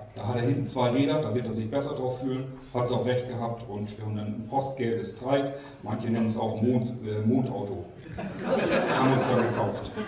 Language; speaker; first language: German; native; German